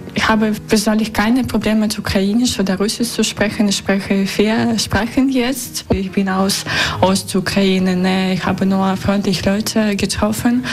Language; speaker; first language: German; non-native, learner; Russian